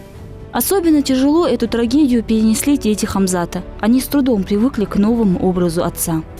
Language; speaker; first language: Russian; native; Russian